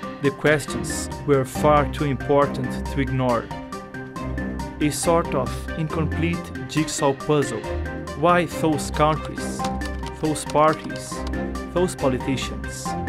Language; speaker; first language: English; non-native, fluent; Portuguese